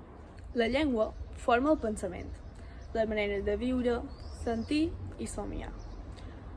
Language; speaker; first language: Catalan; native; Catalan